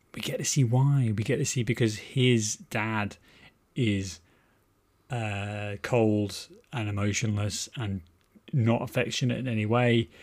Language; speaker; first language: English; native; English